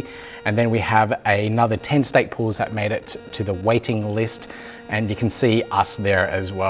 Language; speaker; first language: English; native; English